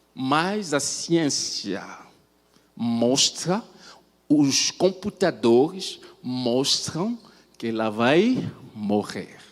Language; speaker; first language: Portuguese; non-native, fluent; French